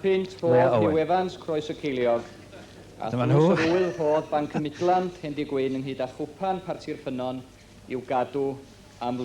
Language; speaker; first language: Welsh; native; Welsh